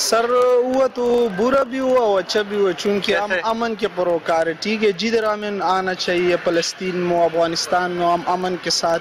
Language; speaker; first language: Hindi; non-native, local second language; Pashto